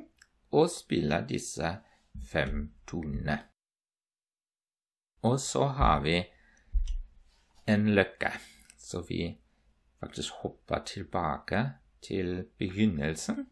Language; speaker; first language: Norwegian; non-native, fluent; German